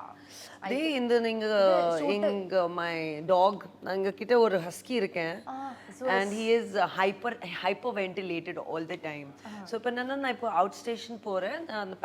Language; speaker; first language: Tamil; non-native, learner; Hindi